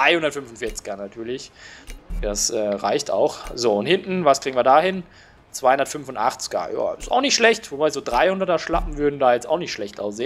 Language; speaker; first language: German; native; German